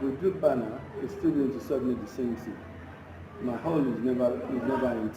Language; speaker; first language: English; non-native, local second language; Yoruba